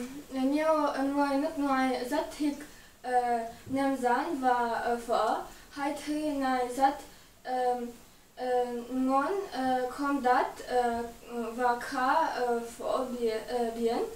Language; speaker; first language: Vietnamese; non-native, learner; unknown